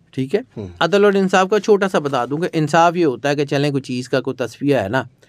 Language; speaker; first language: Urdu; non-native, local second language; Punjabi